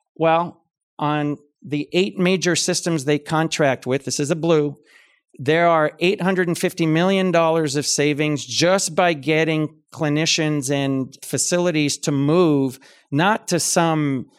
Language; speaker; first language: English; native; English